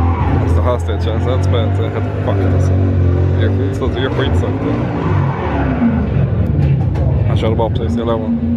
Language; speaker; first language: Swedish; native; Swedish